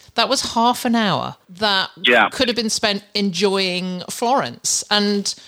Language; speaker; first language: English; native; English